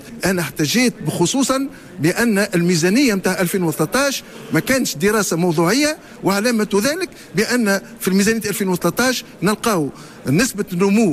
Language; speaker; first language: Arabic; native; Arabic